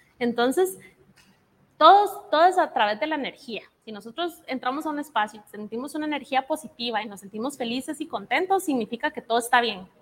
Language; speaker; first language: Spanish; native; Spanish